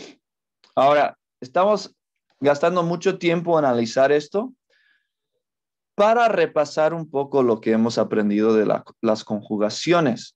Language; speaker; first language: Spanish; non-native, fluent; English